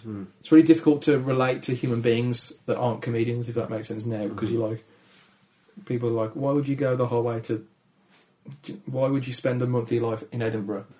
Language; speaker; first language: English; native; English